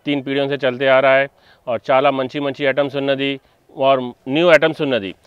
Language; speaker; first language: Hindi; non-native, local second language; Telugu